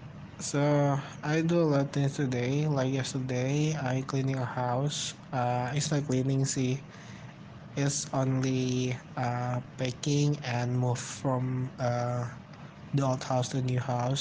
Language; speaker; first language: English; non-native, learner; Indonesian